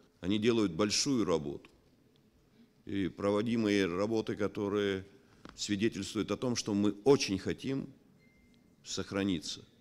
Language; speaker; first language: Russian; non-native, local second language; Abkhazian